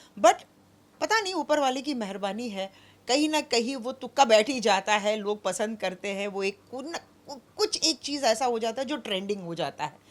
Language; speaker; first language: Hindi; non-native, local second language; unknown